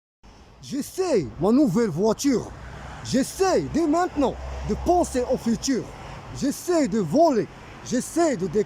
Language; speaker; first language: French; non-native, local second language; Arabic